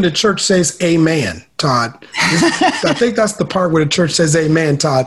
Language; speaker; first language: English; native; English